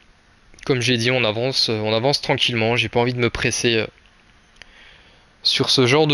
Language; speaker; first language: French; native; French